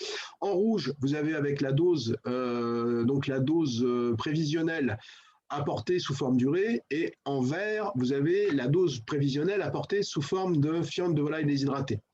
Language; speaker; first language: French; native; French